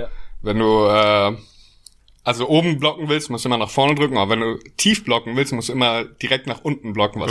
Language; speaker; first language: German; native; German